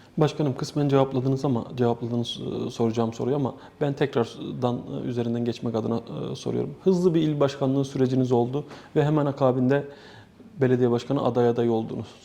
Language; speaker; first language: Turkish; native; Turkish